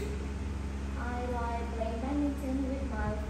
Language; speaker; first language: English; non-native, learner; Vietnamese